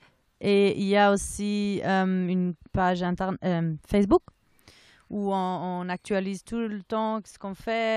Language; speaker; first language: French; non-native, fluent; German